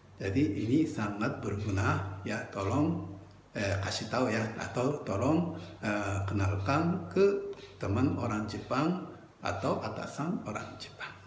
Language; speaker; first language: Indonesian; non-native, fluent; Japanese